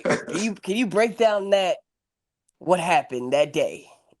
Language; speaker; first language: English; native; English